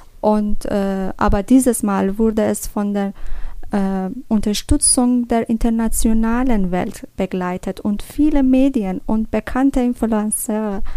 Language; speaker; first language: German; non-native, learner; Persian